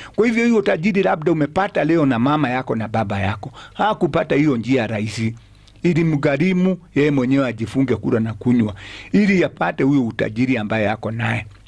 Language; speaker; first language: Swahili; non-native, local second language; Kikuyu